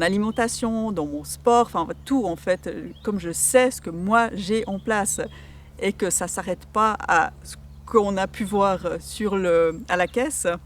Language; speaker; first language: French; native; French